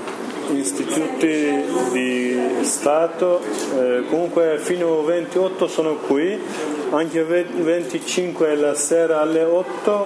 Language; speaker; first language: Italian; non-native, learner; Kurdish